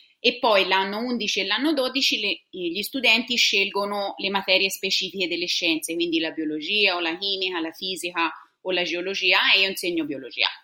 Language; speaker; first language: Italian; native; Italian